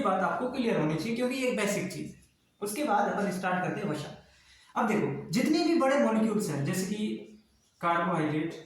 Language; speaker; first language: Hindi; native; Hindi